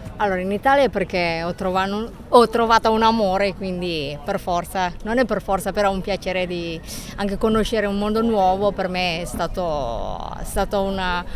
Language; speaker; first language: Italian; non-native, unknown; Javanese